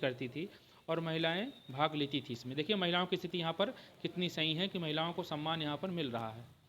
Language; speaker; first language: Hindi; native; Hindi